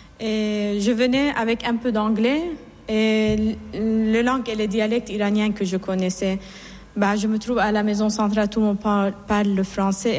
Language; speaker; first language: French; non-native, fluent; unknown